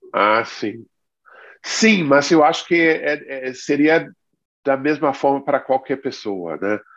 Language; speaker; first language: Portuguese; non-native, fluent; English